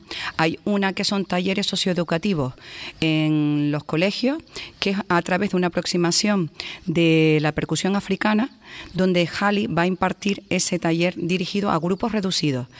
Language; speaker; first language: Spanish; native; Spanish